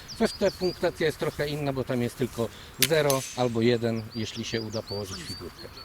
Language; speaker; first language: Polish; native; Polish